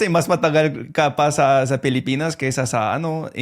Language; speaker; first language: Filipino; non-native, fluent; English